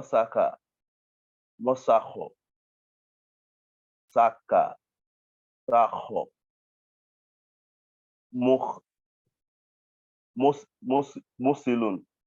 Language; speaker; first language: Arabic; non-native, learner; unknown